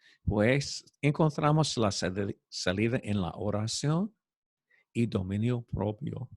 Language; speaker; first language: Spanish; non-native, fluent; English